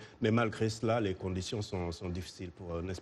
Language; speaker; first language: French; native; French